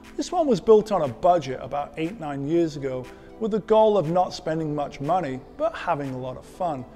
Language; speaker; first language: English; native; English